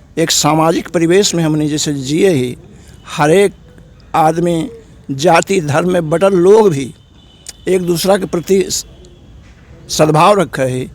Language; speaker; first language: Hindi; non-native, local second language; Magahi